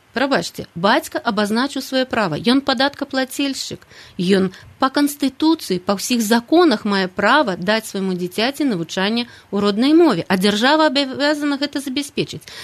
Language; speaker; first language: Belarusian; native; Belarusian